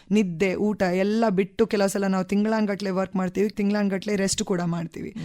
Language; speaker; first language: Kannada; native; Kannada